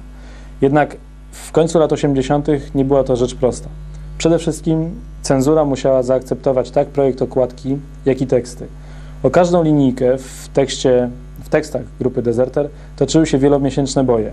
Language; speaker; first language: Polish; native; Polish